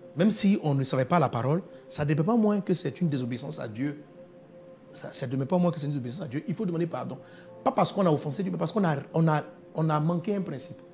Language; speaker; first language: French; non-native, local second language; Dyula